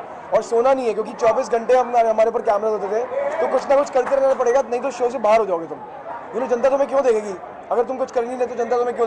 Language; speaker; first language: Hindi; native; Hindi